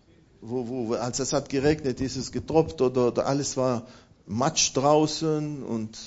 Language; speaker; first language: German; non-native, fluent; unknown